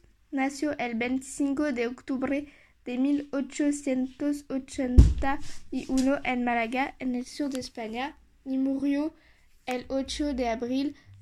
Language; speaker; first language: Spanish; non-native, learner; French